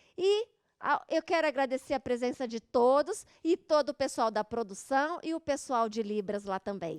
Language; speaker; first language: Portuguese; native; Portuguese